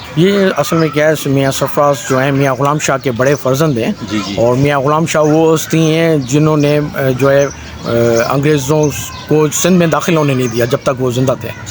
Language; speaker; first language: Urdu; non-native, local second language; Sindhi